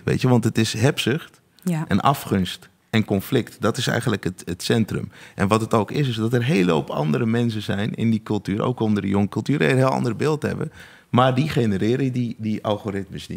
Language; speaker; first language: Dutch; native; Dutch